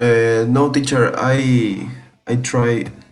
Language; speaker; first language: English; non-native, learner; Spanish